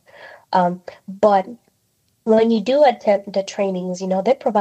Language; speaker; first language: English; non-native, fluent; Spanish